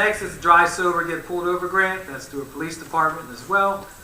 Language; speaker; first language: English; native; English